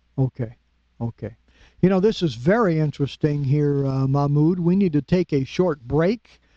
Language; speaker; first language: English; native; English